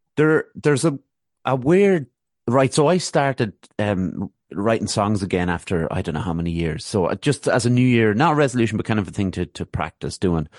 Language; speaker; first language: English; native; English